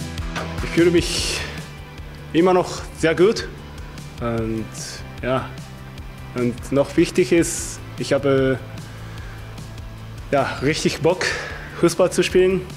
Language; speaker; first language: German; non-native, learner; Japanese